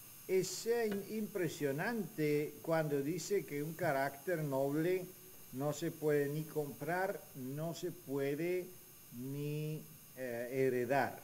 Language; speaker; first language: Spanish; non-native, fluent; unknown